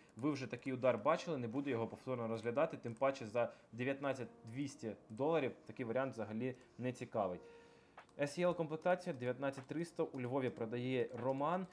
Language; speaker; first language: Ukrainian; non-native, local second language; Russian